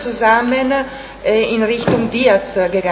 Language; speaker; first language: German; non-native, learner; Italian